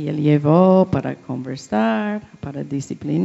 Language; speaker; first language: Spanish; non-native, learner; English